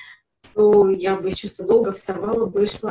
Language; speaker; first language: Russian; native; Russian